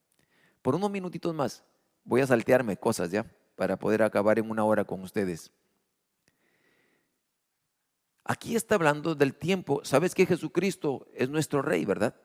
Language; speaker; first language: Spanish; native; Spanish